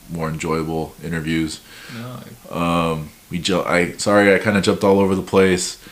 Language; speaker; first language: English; native; English